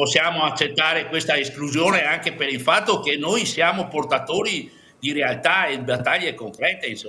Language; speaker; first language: Italian; native; Italian